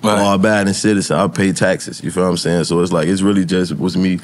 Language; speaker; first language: English; native; English